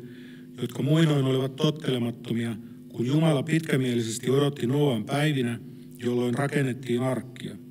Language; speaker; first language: Finnish; native; Finnish